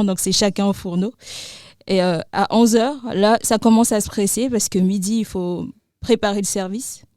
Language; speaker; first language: French; native; French